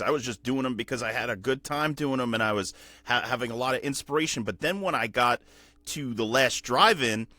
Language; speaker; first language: English; native; English